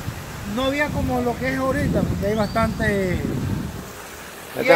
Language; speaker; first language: Spanish; native; Spanish